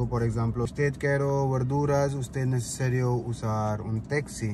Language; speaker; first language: Spanish; non-native, learner; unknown